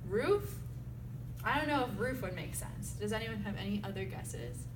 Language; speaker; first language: English; native; English